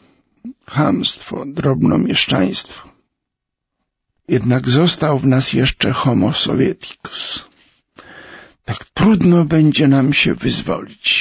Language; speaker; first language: Polish; native; Polish